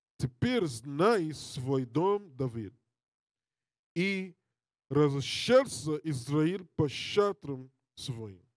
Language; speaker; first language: Russian; non-native, learner; English